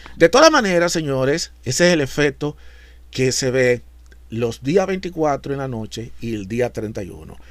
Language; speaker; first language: Spanish; native; Spanish